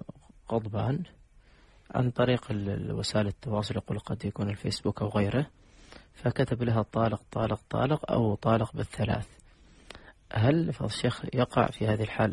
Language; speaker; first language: Arabic; native; Arabic